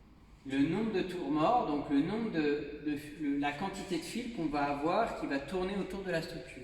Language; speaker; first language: French; native; French